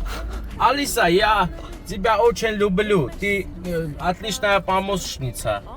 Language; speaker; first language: Russian; non-native, learner; Armenian